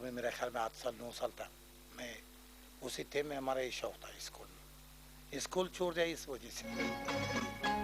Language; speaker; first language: Hindi; non-native, learner; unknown